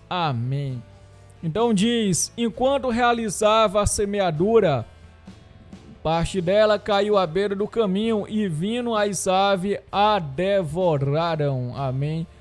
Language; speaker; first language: Portuguese; native; Portuguese